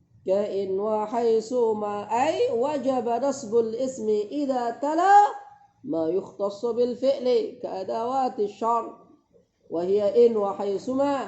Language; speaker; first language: Arabic; non-native, fluent; Indonesian